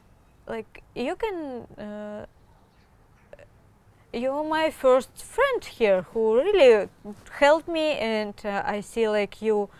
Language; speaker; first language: English; non-native, learner; Ukrainian